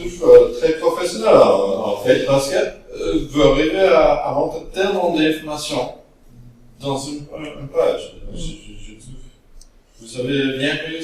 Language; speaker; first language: French; non-native, fluent; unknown